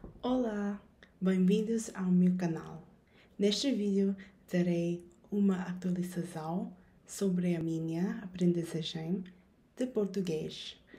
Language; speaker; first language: Portuguese; non-native, learner; English